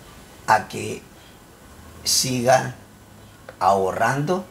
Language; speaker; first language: Spanish; native; Spanish